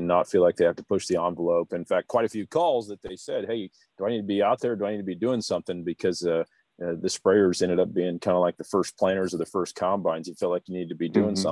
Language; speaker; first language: English; native; English